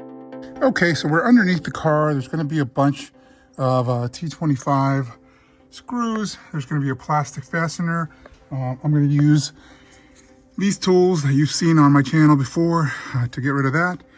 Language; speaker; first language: English; native; English